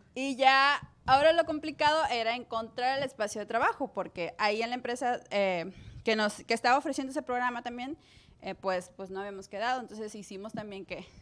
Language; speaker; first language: Spanish; native; Spanish